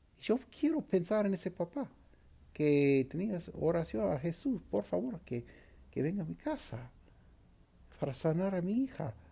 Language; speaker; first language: Spanish; non-native, fluent; English